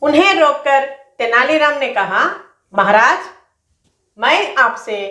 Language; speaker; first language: Hindi; non-native, local second language; Telugu